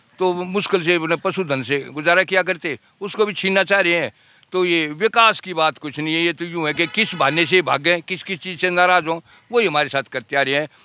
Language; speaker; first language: Hindi; native; Hindi